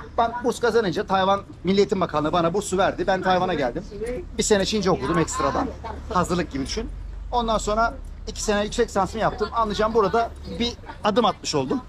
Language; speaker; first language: Turkish; native; Turkish